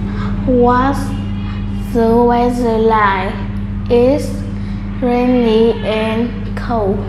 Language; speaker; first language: English; non-native, learner; Vietnamese